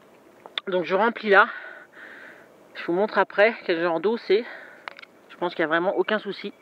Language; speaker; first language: French; native; French